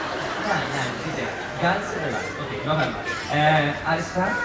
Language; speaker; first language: German; non-native, learner; French